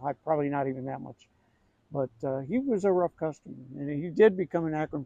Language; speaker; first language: English; native; English